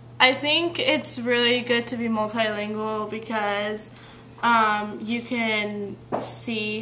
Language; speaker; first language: English; early bilingual, other home language; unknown